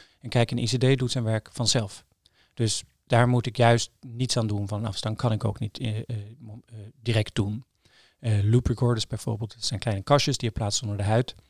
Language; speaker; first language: Dutch; non-native, fluent; Norwegian